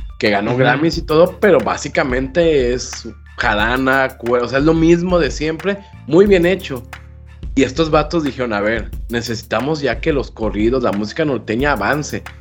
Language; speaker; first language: Spanish; native; Spanish